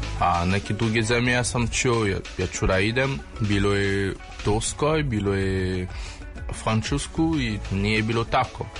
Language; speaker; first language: Serbian; non-native, learner; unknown